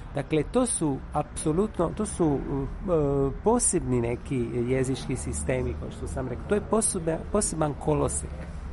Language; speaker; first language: Serbian; non-native, fluent; Italian